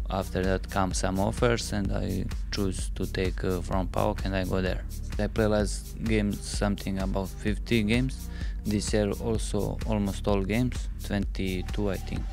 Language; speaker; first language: English; non-native, learner; Bosnian